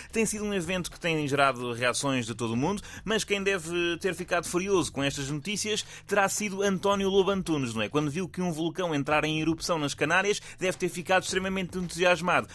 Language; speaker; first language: Portuguese; native; Portuguese